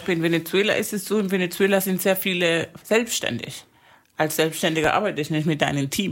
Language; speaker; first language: German; native; German